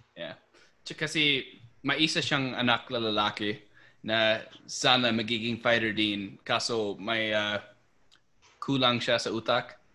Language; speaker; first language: Filipino; non-native, fluent; English